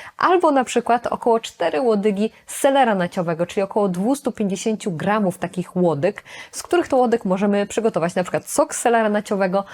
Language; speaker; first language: Polish; native; Polish